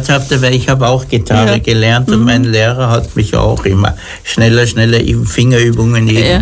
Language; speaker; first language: German; native; German